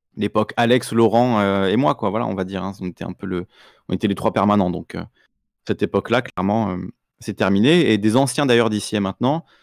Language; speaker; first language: French; native; French